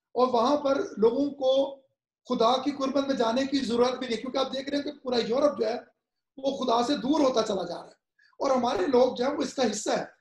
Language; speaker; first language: Urdu; native; Urdu